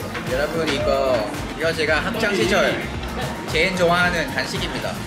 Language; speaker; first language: Korean; non-native, fluent; Vietnamese